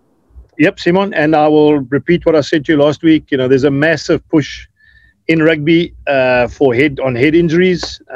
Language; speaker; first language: English; native; English